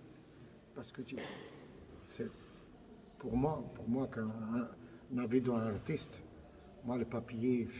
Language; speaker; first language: French; non-native, fluent; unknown